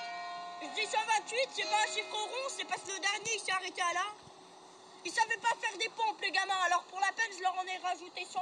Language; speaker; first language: French; native; French